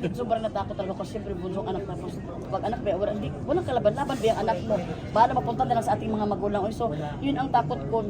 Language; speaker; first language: Filipino; non-native, local second language; Cebuano